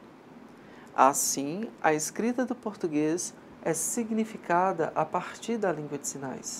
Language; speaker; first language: Portuguese; native; Portuguese